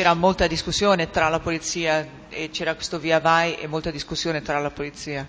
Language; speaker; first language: Italian; native; Italian